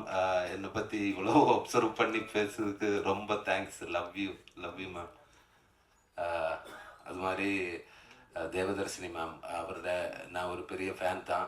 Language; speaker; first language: Tamil; non-native, learner; Malayalam